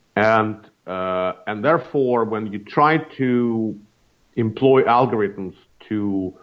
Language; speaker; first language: English; non-native, fluent; Russian